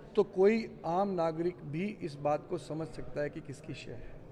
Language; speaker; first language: Hindi; native; Hindi